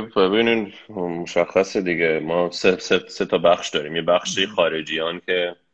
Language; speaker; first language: Persian; early bilingual, heritage; Persian